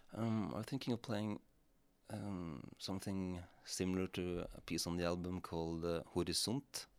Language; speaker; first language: English; non-native, fluent; Norwegian